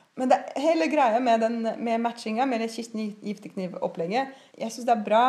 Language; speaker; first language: Norwegian; native; Norwegian